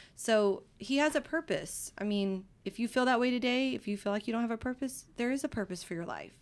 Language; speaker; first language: English; native; English